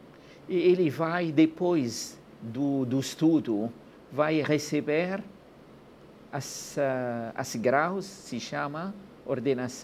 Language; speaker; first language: Portuguese; non-native, learner; Arabic